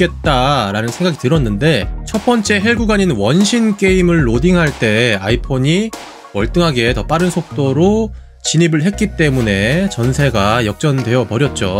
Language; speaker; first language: Korean; native; Korean